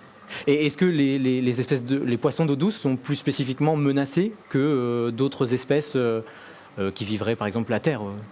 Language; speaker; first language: French; native; French